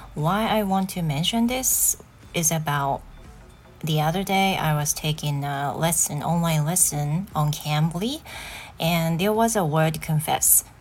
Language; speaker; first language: English; non-native, learner; Japanese